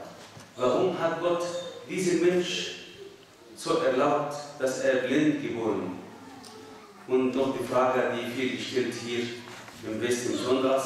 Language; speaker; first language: German; non-native, fluent; Arabic